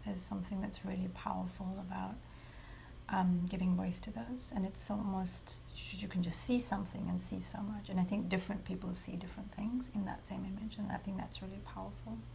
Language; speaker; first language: English; non-native, local second language; Hindi